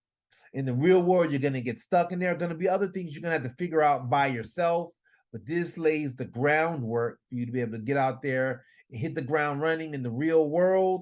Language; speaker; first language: English; native; English